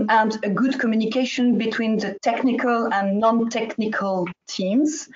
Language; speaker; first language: English; non-native, fluent; French